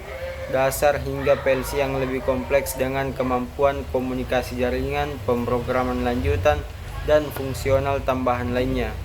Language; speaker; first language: Indonesian; native; Indonesian